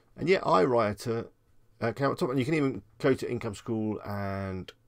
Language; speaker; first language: English; native; English